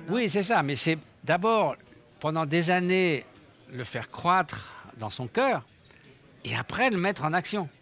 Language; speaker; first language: French; native; French